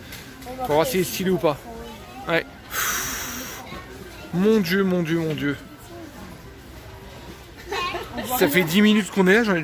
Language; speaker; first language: French; native; French